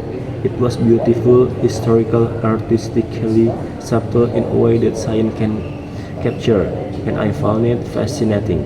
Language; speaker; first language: English; non-native, learner; Indonesian